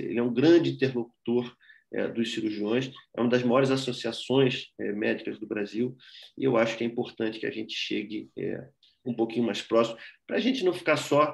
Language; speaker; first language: Portuguese; native; Portuguese